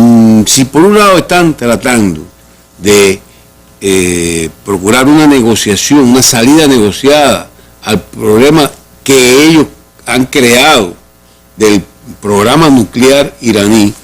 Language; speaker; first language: Spanish; native; Spanish